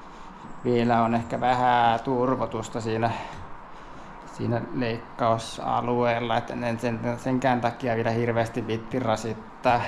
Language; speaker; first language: Finnish; native; Finnish